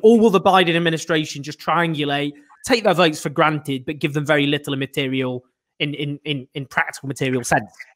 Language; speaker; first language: English; native; English